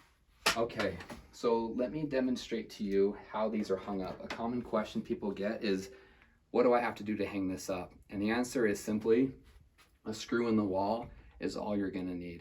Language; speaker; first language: English; native; English